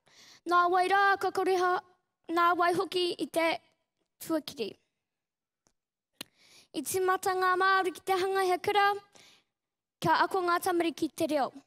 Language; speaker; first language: Māori; non-native, local second language; English